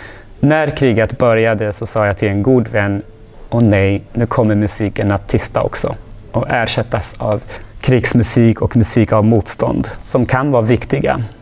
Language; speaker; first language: Swedish; non-native, fluent; Tigrinya